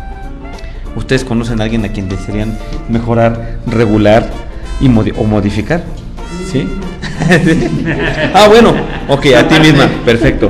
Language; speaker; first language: Spanish; native; Spanish